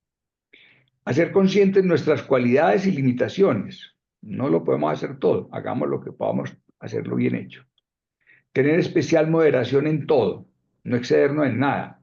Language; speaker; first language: Spanish; native; Spanish